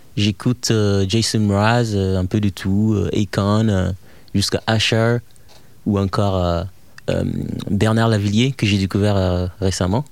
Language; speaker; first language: French; non-native, fluent; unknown